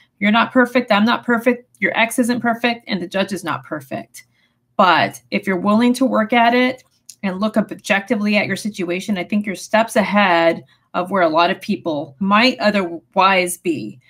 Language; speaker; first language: English; native; English